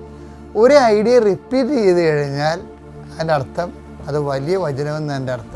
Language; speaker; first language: Malayalam; native; Malayalam